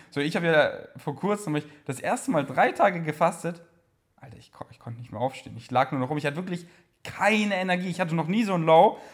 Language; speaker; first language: German; native; German